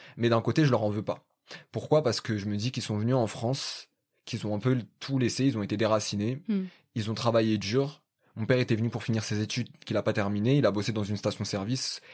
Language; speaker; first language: French; native; French